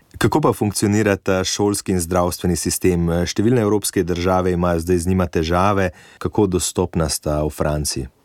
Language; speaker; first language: Slovenian; native; Slovenian